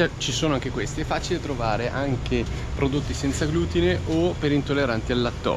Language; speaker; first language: Italian; native; Italian